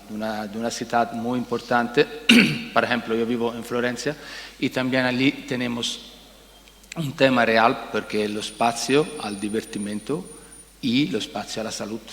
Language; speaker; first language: Spanish; non-native, learner; Italian